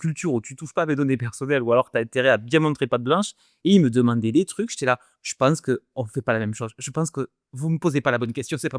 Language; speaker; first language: French; native; French